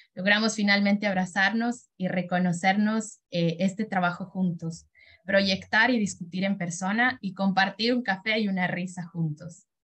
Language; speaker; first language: Spanish; native; Spanish